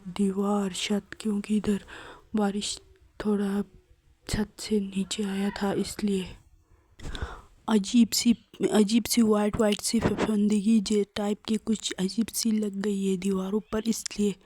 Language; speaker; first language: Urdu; non-native, local second language; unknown